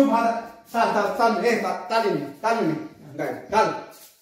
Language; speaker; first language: Arabic; non-native, learner; Hindi